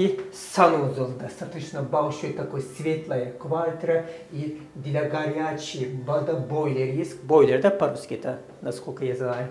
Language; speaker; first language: Russian; non-native, fluent; Turkish